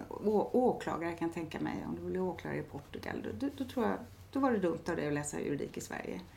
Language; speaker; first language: Swedish; native; Swedish